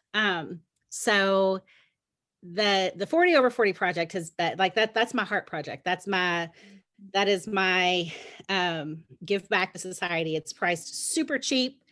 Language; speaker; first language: English; native; English